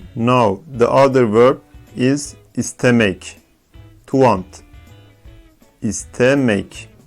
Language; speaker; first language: English; non-native, fluent; Turkish